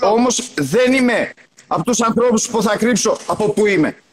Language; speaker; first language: Greek; early bilingual, other home language; Albanian